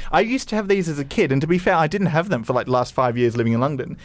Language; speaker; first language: English; native; English